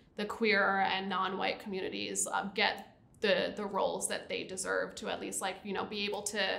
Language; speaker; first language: English; native; English